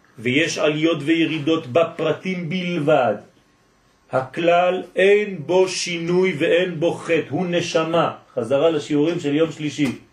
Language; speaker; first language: Hebrew; non-native, fluent; French